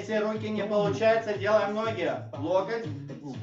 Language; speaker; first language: Russian; native; Russian